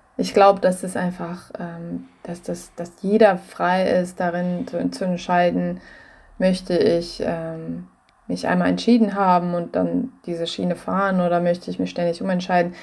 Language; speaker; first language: German; non-native, fluent; Russian